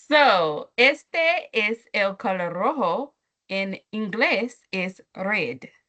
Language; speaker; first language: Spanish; non-native, learner; English